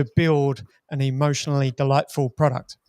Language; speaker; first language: English; native; English